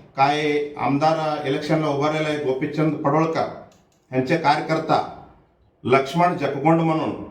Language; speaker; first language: Marathi; non-native, local second language; Kannada